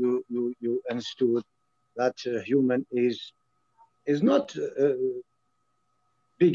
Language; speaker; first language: English; non-native, learner; French